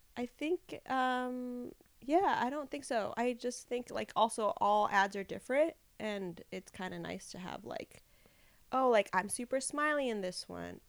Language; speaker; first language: English; early bilingual, other home language; Spanish